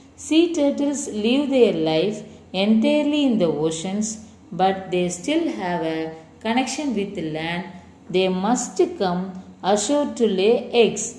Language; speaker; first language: English; non-native, local second language; Tamil